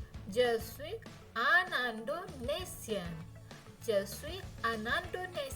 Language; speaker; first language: French; non-native, fluent; Indonesian